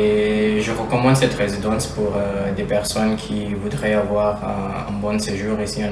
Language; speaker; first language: French; non-native, fluent; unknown